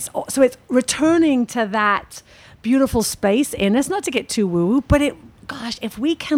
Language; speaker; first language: English; native; English